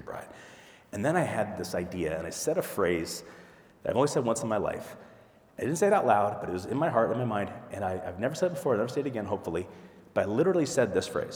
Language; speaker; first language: English; native; English